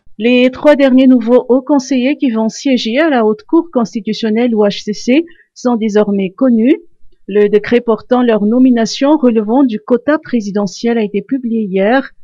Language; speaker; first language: French; non-native, local second language; Malagasy